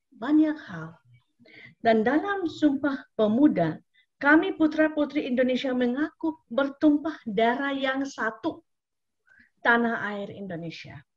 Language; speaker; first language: Indonesian; non-native, fluent; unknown